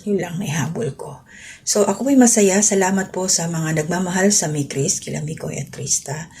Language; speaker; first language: Filipino; non-native, local second language; Waray